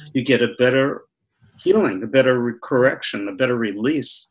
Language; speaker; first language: English; native; English